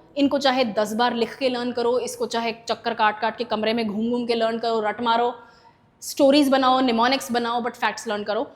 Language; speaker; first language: Hindi; native; Hindi